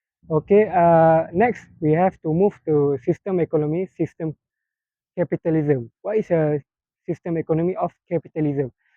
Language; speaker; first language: English; non-native, local second language; Malay